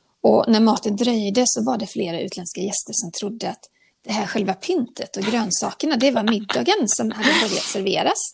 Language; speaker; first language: Swedish; native; Swedish